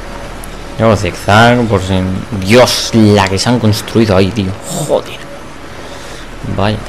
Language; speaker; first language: Spanish; native; Spanish